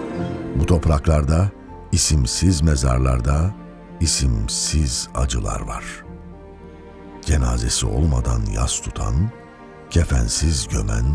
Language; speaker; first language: Turkish; native; Turkish